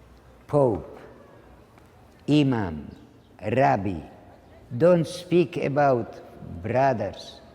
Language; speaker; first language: English; non-native, learner; Ladino